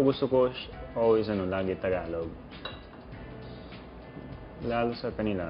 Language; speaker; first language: Filipino; non-native, learner; Portuguese